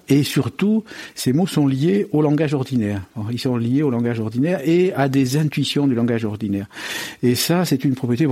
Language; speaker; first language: French; native; French